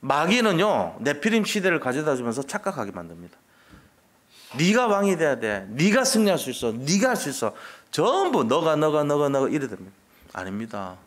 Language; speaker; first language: Korean; native; Korean